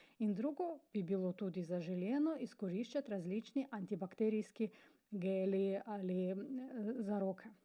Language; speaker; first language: Slovenian; non-native, fluent; Ukrainian